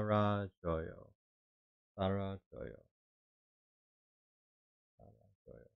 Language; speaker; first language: Korean; non-native, learner; English